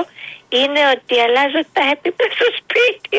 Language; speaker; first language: Greek; early bilingual, heritage; Greek